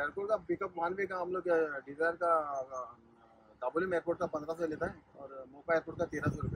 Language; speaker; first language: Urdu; non-native, local second language; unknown